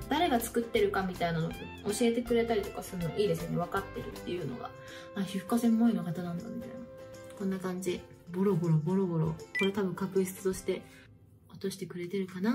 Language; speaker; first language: Japanese; native; Japanese